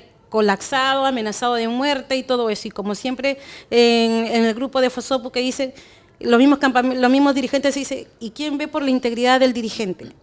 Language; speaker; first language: Spanish; native; Spanish